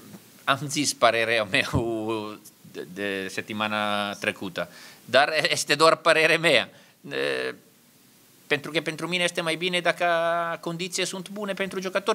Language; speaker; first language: Romanian; non-native, learner; Italian